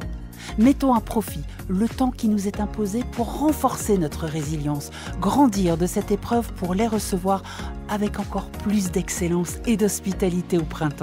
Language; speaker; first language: French; native; French